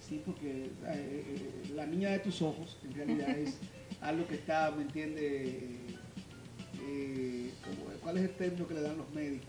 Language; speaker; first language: Spanish; native; Spanish